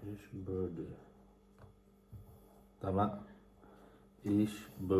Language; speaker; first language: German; non-native, learner; Filipino